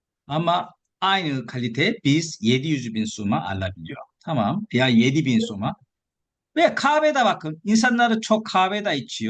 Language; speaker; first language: Turkish; non-native, fluent; Korean